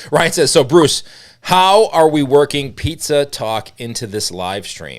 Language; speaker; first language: English; native; English